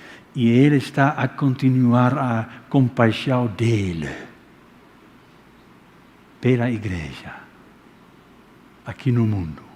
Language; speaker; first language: Portuguese; non-native, fluent; Dutch